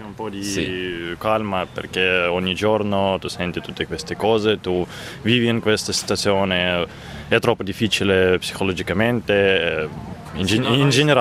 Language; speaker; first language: Italian; non-native, learner; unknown